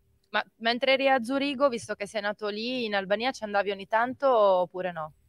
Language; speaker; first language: Italian; native; Italian